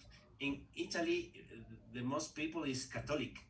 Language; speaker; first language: English; non-native, learner; Spanish